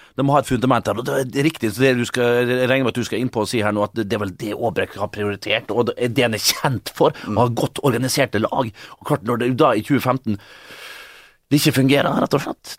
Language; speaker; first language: Norwegian; native; Norwegian